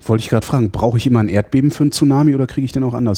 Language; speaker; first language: German; native; German